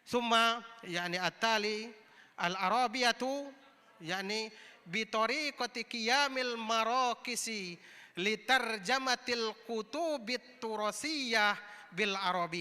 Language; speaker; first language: Arabic; non-native, fluent; Indonesian